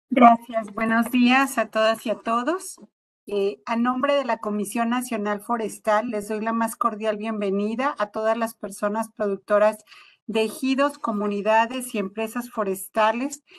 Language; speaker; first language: Spanish; native; Spanish